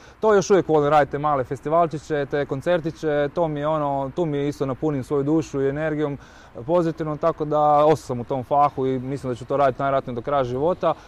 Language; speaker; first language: Croatian; native; Croatian